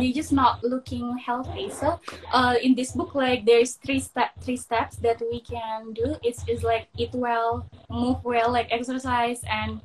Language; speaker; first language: English; non-native, local second language; Indonesian